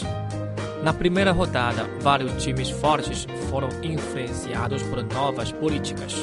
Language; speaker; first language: Portuguese; non-native, fluent; Chinese